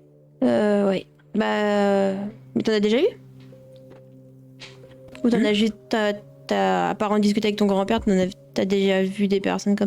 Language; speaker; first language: French; native; French